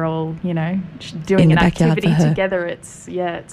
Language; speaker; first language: English; native; English